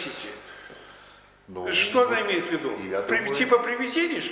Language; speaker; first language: Russian; native; Russian